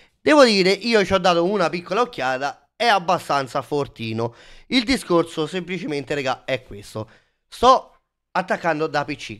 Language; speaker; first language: Italian; native; Italian